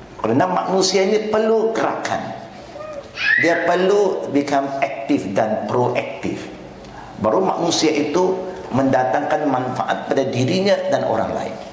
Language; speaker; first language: Malay; non-native, local second language; Chinese